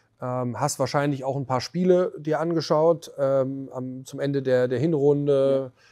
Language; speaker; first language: German; native; German